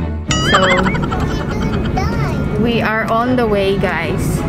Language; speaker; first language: English; non-native, local second language; Filipino